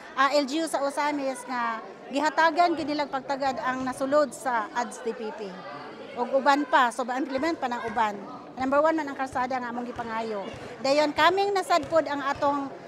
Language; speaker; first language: Cebuano; non-native, local second language; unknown